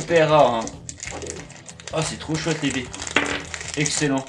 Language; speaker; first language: French; native; French